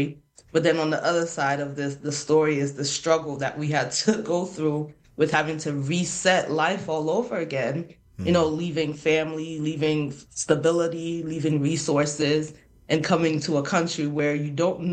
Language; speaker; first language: English; non-native, local second language; Krio